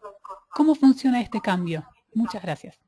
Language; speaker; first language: Spanish; native; Spanish